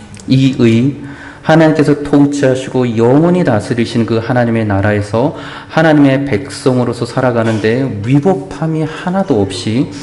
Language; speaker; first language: Korean; native; Korean